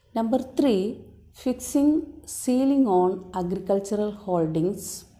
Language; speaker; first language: English; non-native, local second language; Malayalam